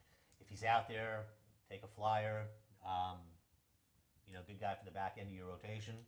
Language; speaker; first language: English; native; English